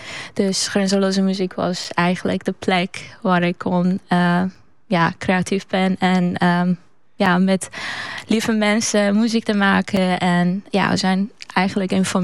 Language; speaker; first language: Dutch; non-native, learner; Persian